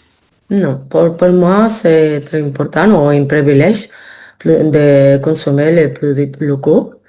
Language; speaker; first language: French; non-native, learner; Spanish